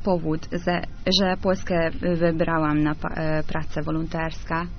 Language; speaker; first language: Polish; non-native, learner; Hungarian